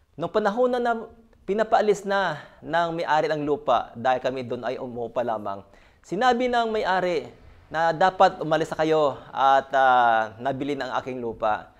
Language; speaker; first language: Filipino; native; Filipino